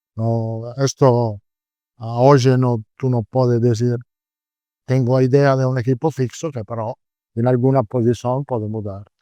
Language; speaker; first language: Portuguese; non-native, learner; Italian